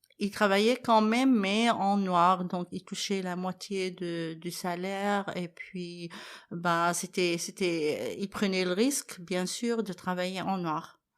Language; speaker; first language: French; non-native, fluent; Arabic